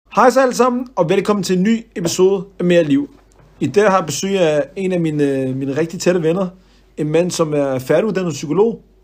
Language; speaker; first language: Danish; early bilingual, other home language; Arabic